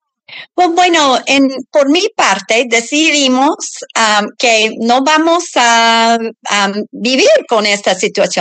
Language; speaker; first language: Spanish; early bilingual, other home language; English